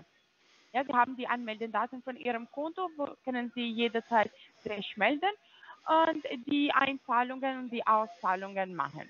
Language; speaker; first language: German; non-native, fluent; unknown